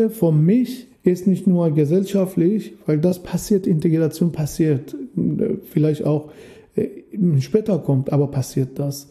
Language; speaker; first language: German; non-native, fluent; Persian